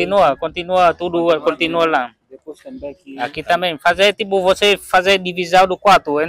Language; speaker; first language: Portuguese; non-native, learner; Vietnamese